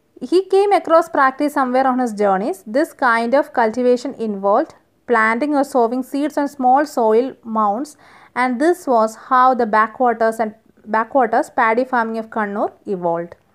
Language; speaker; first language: English; non-native, local second language; Malayalam